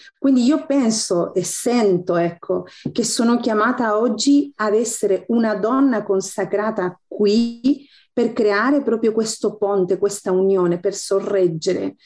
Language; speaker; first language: Italian; non-native, fluent; Spanish